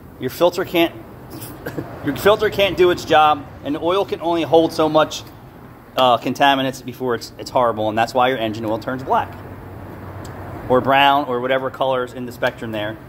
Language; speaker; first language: English; native; English